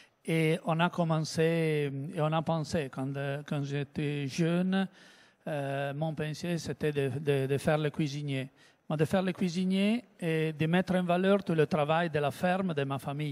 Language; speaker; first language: French; non-native, learner; Italian